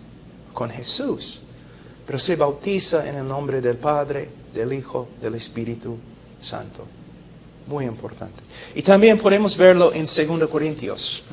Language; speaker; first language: Spanish; non-native, fluent; English